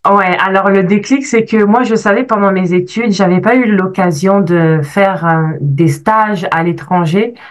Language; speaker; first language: French; native; French